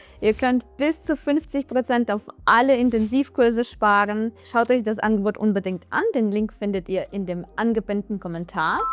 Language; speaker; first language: German; non-native, fluent; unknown